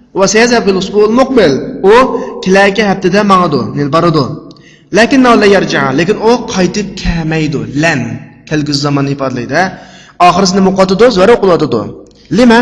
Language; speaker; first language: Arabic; non-native, fluent; Uyghur